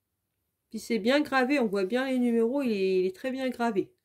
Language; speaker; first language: French; native; French